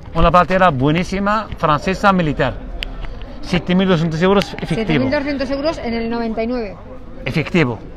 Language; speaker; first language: Spanish; non-native, fluent; Arabic